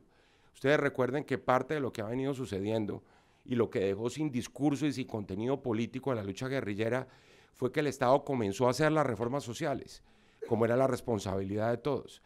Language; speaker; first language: Spanish; native; Spanish